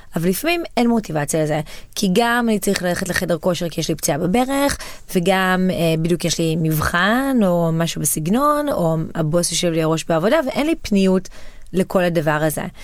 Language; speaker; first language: Hebrew; native; Hebrew